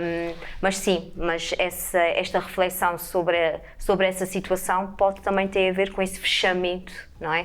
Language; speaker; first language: Portuguese; native; Portuguese